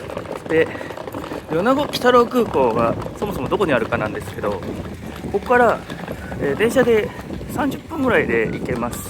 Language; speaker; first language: Japanese; native; Japanese